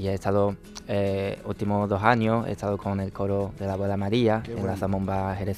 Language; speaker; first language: Spanish; non-native, fluent; Chinese